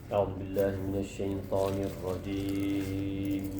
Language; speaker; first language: Arabic; non-native, fluent; Malay